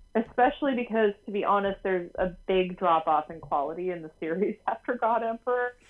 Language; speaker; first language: English; native; English